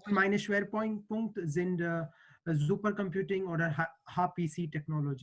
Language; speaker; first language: German; non-native, learner; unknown